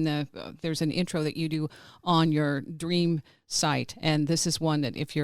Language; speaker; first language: English; native; English